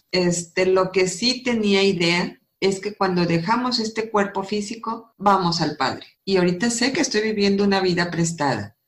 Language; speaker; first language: Spanish; native; Spanish